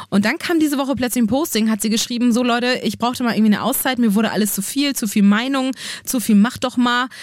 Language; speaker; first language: German; native; German